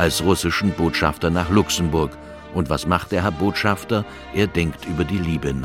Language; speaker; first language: German; native; German